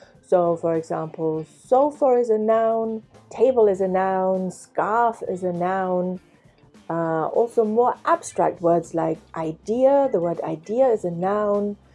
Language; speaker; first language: English; native; English